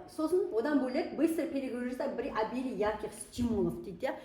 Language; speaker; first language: Russian; non-native, local second language; Kazakh